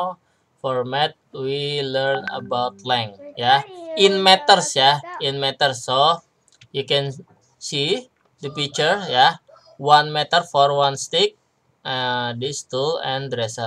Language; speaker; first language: English; non-native, learner; Indonesian